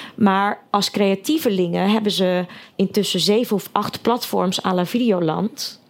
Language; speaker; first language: Dutch; early bilingual, other home language; Russian